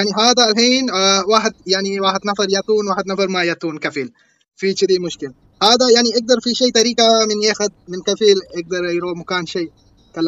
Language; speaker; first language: Arabic; non-native, learner; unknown